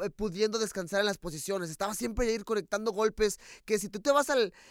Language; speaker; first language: Spanish; native; Spanish